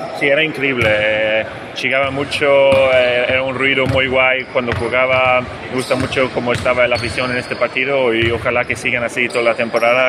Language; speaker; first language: Spanish; non-native, fluent; Swedish